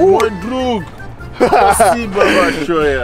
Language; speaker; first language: Russian; non-native, learner; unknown